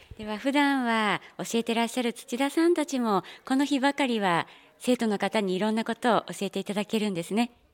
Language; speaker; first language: Japanese; native; Japanese